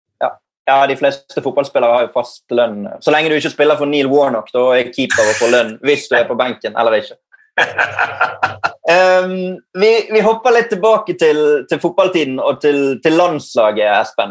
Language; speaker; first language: Norwegian; native; Norwegian